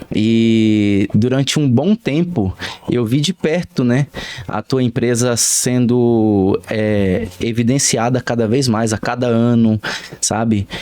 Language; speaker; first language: Portuguese; native; Portuguese